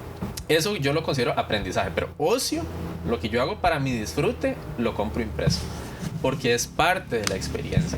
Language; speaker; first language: Spanish; native; Spanish